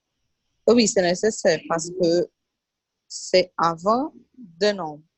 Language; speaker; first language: French; non-native, learner; Portuguese